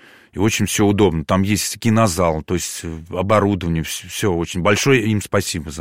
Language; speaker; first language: Russian; native; Russian